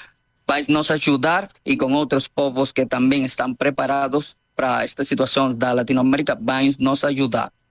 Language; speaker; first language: Portuguese; non-native, fluent; Spanish